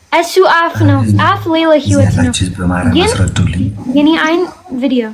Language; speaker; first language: Amharic; early bilingual, heritage; Amharic